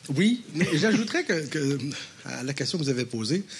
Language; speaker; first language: French; native; French